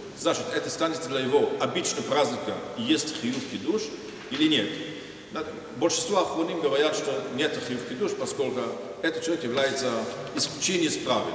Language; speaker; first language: Russian; non-native, fluent; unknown